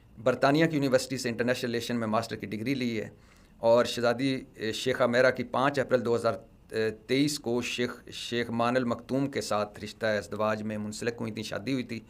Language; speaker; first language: Urdu; non-native, local second language; Punjabi